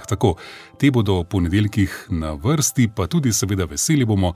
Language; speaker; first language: Slovenian; native; Slovenian